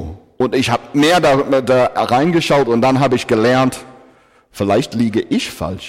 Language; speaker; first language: German; non-native, fluent; English